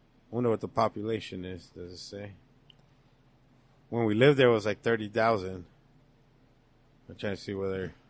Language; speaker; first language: English; early bilingual, other home language; Spanish